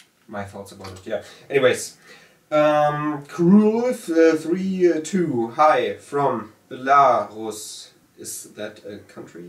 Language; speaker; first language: English; non-native, fluent; German